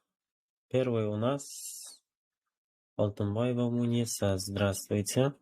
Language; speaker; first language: Russian; non-native, fluent; Uzbek